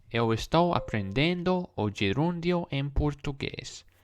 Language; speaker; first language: Portuguese; non-native, learner; English